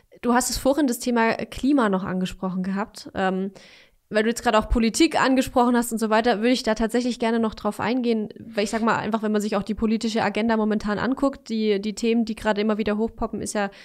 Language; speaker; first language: German; native; German